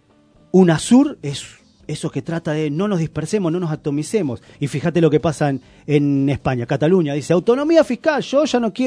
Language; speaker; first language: Spanish; native; Spanish